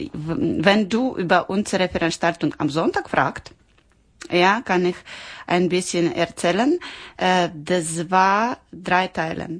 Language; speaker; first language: German; non-native, learner; Ukrainian